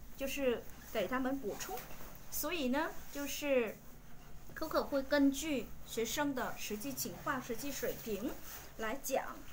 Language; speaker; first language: Chinese; non-native, fluent; Vietnamese